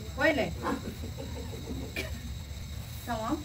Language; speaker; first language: Turkish; non-native, learner; Filipino